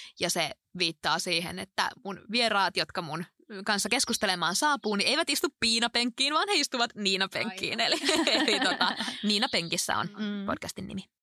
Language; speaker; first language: Finnish; native; Finnish